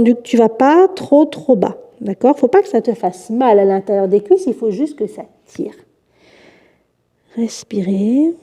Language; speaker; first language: French; native; French